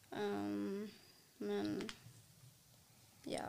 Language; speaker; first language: Swedish; early bilingual, other home language; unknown